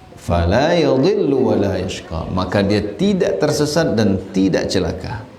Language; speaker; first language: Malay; non-native, local second language; Minangkabau